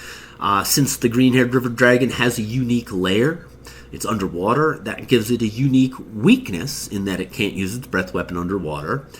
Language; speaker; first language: English; native; English